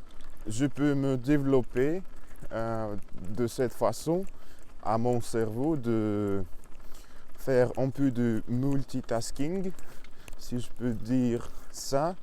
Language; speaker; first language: French; non-native, learner; Russian